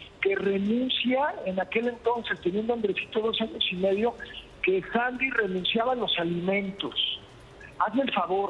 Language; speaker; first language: Spanish; native; Spanish